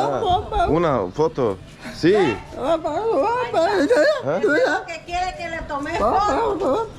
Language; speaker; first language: Spanish; non-native, learner; Turkish